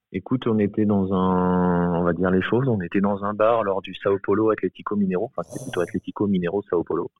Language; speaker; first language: French; native; French